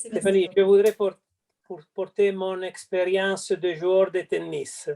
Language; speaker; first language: French; non-native, fluent; Italian